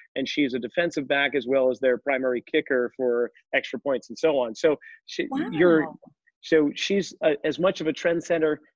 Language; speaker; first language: English; native; English